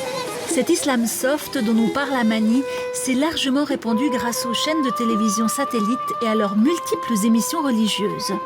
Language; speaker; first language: French; native; French